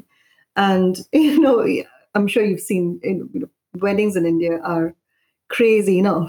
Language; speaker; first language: English; non-native, local second language; Malayalam